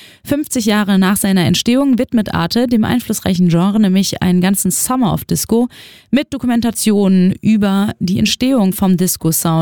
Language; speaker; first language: German; native; German